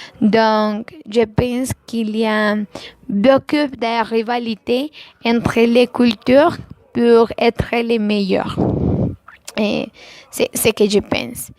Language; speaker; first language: French; non-native, learner; Spanish